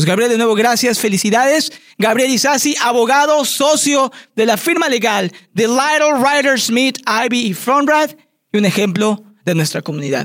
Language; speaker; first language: Spanish; native; Spanish